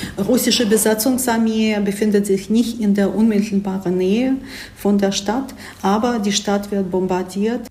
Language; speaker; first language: German; non-native, fluent; Russian